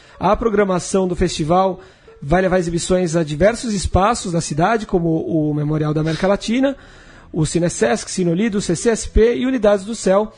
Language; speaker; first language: Portuguese; native; Portuguese